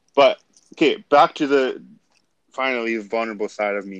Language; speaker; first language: English; non-native, fluent; German